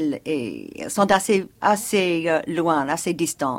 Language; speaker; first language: French; non-native, fluent; English